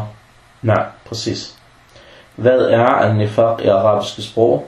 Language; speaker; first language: Danish; non-native, fluent; Arabic